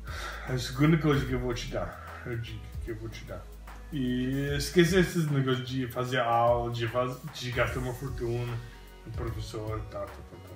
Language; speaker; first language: Portuguese; non-native, fluent; English